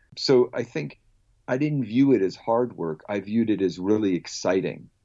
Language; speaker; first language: English; native; English